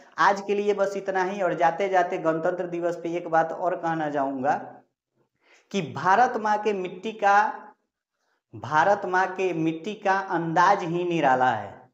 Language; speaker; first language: Hindi; native; Hindi